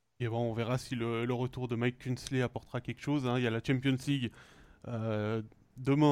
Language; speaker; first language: French; native; French